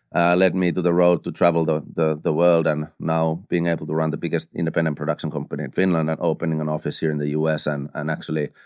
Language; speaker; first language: English; non-native, fluent; Finnish